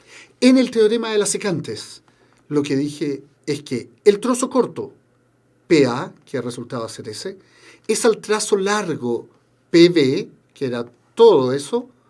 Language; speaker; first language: Spanish; native; Spanish